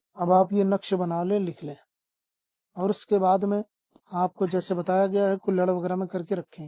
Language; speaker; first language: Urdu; non-native, local second language; Sindhi